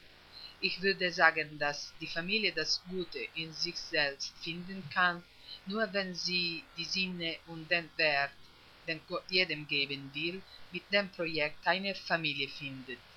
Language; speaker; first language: German; non-native, fluent; Italian